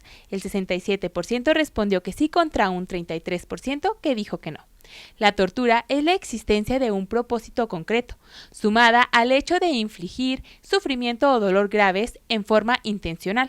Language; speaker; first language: Spanish; native; Spanish